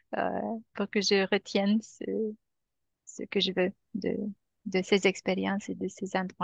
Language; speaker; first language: French; non-native, fluent; Romanian